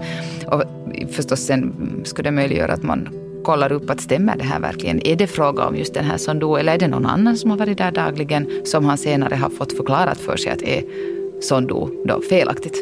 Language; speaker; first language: Swedish; native; Swedish